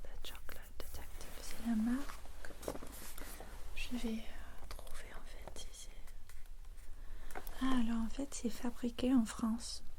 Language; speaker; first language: French; non-native, fluent; English